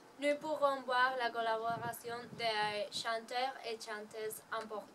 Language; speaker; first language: French; non-native, learner; Spanish